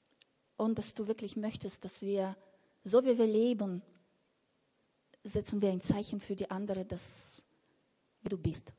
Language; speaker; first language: German; non-native, fluent; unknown